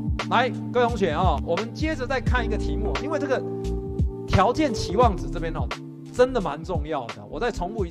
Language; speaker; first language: Chinese; native; Chinese